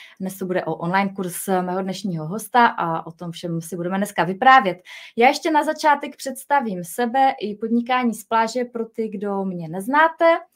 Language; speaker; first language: Czech; native; Czech